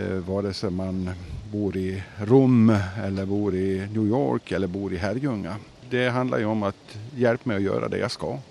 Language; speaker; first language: Swedish; native; Swedish